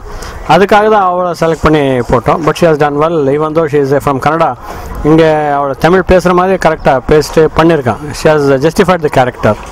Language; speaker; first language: Tamil; non-native, local second language; Kannada